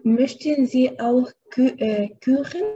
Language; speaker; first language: German; non-native, learner; Arabic